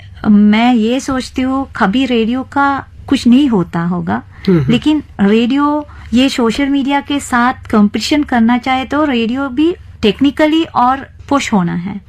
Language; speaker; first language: Hindi; non-native, fluent; Sinhala